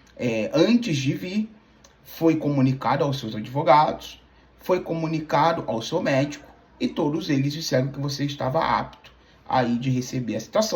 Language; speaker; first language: Portuguese; native; Portuguese